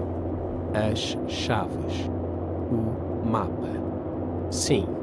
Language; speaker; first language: Portuguese; non-native, learner; English